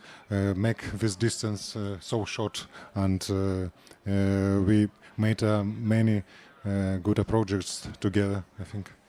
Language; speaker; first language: English; non-native, learner; Ukrainian